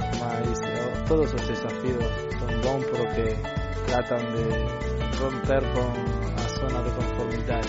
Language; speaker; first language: Portuguese; non-native, learner; Spanish